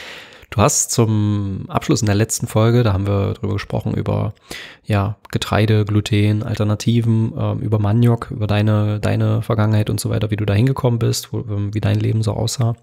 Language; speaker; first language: German; native; German